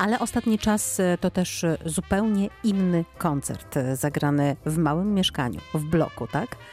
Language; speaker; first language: Polish; native; Polish